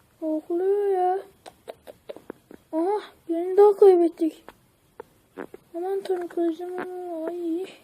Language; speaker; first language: Turkish; native; Turkish